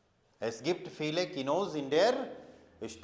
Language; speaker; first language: German; non-native, fluent; Hindi